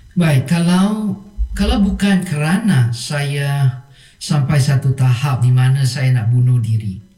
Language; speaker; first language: Malay; non-native, local second language; Chinese